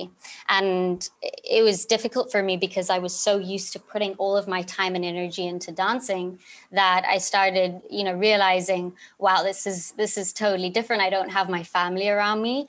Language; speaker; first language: English; native; English